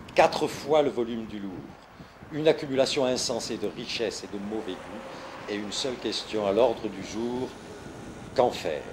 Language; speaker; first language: French; native; French